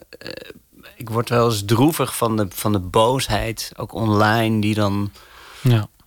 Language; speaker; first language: Dutch; native; Dutch